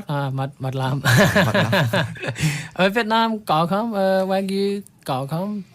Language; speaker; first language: Vietnamese; non-native, learner; English